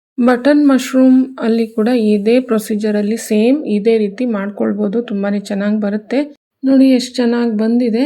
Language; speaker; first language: Kannada; non-native, local second language; Konkani